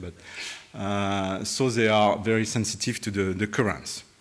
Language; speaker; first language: English; non-native, fluent; French